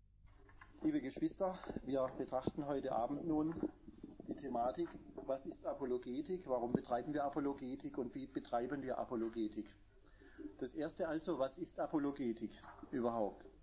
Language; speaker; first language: German; native; German